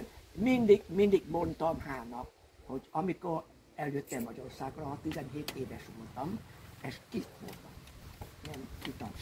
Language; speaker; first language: Hungarian; non-native, learner; Vietnamese